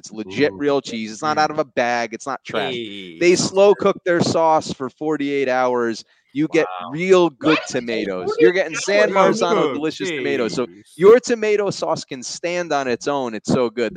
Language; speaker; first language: English; native; English